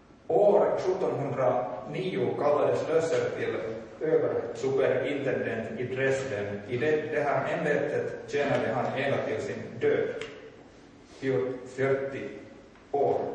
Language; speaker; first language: Swedish; non-native, local second language; Finnish